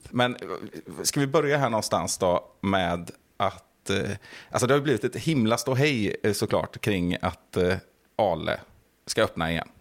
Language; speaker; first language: Swedish; native; Swedish